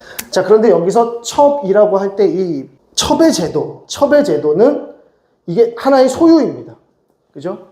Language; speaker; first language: Korean; native; Korean